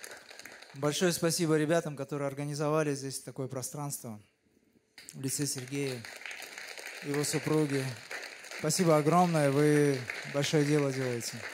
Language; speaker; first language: Russian; native; Russian